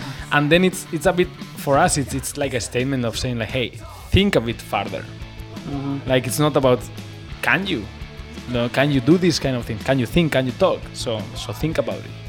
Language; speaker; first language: English; non-native, fluent; Basque